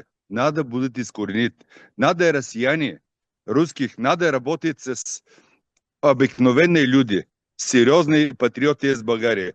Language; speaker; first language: Russian; non-native, learner; Bulgarian